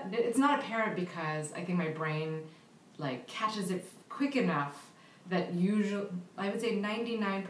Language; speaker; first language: English; early bilingual, other home language; Filipino